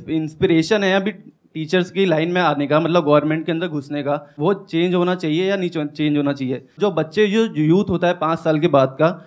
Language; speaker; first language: Hindi; native; Hindi